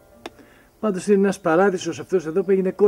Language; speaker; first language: Greek; native; Greek